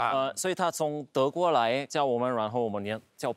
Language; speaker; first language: Chinese; non-native, learner; German